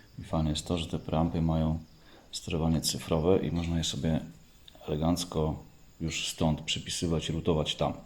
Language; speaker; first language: Polish; native; Polish